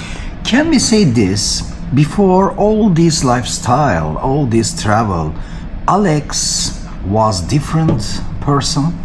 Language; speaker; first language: English; non-native, learner; Turkish